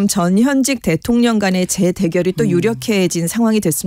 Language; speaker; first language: Korean; native; Korean